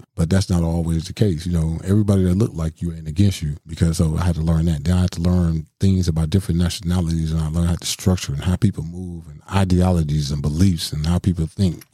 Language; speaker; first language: English; native; English